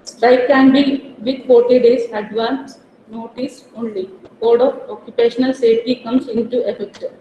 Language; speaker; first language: English; non-native, local second language; Malayalam